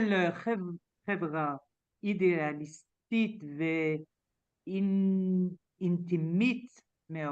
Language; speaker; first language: Hebrew; non-native, learner; French